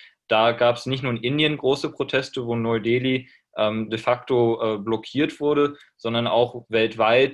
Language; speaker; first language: German; native; German